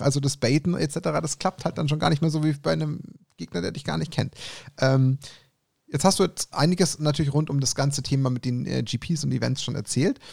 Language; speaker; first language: German; native; German